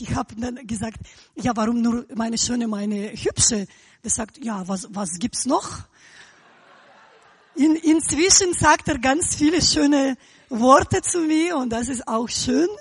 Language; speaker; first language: German; non-native, fluent; Russian